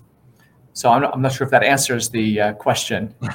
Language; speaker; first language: English; non-native, fluent; Arabic